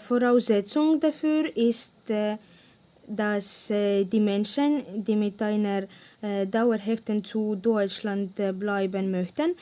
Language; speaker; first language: German; non-native, learner; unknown